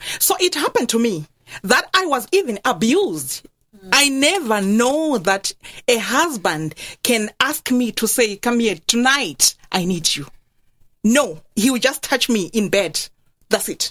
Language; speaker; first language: English; non-native, local second language; Shona